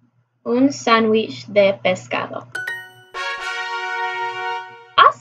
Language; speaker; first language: Spanish; non-native, learner; English